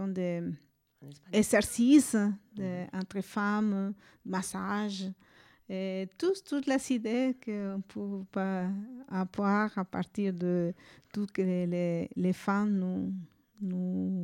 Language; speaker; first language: French; non-native, fluent; Spanish